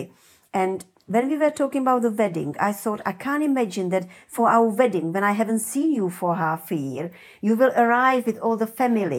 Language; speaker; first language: English; non-native, fluent; Czech